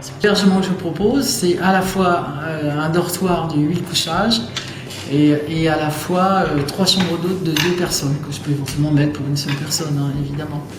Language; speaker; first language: French; native; French